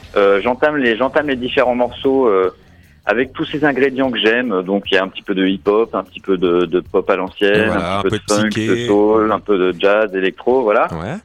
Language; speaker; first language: French; native; French